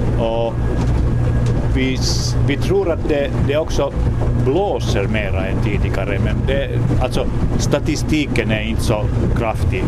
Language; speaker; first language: Swedish; non-native, local second language; Finnish